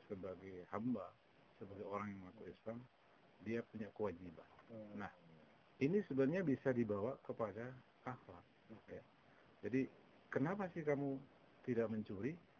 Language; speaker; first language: Indonesian; native; Indonesian